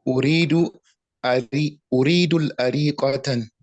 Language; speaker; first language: Arabic; non-native, learner; English